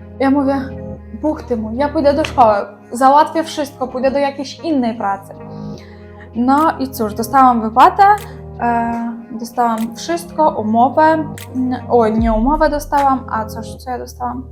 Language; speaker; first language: Polish; non-native, learner; Ukrainian